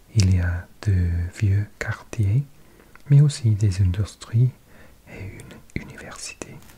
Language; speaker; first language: French; non-native, learner; English